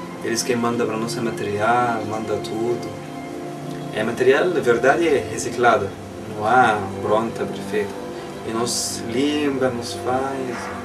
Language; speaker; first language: Portuguese; non-native, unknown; Arabic